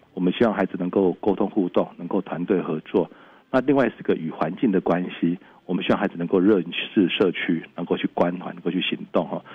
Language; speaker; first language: Chinese; native; Chinese